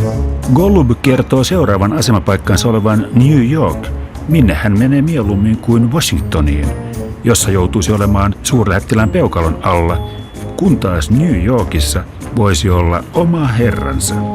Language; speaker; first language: Finnish; native; Finnish